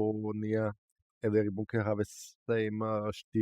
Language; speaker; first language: English; non-native, learner; Slovak